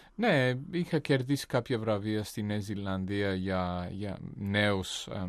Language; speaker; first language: Greek; non-native, fluent; English